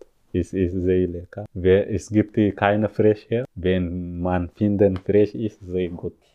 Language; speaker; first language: German; non-native, learner; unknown